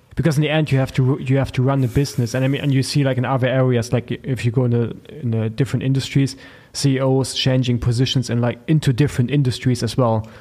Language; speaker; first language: English; non-native, fluent; German